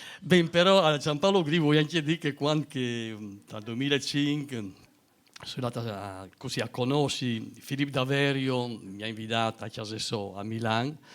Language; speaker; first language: Italian; non-native, local second language; Friulian